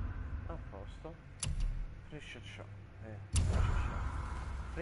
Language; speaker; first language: Italian; native; Italian